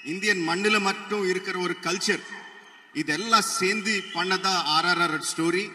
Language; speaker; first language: Tamil; non-native, local second language; Telugu